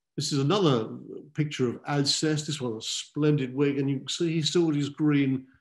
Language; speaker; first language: English; native; English